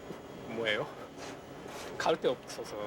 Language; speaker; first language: Korean; non-native, fluent; Japanese